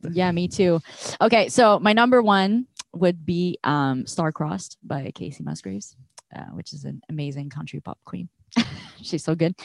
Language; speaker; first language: English; native; English